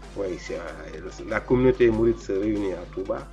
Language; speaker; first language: French; non-native, local second language; Wolof